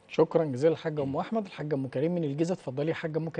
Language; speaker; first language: Arabic; native; Arabic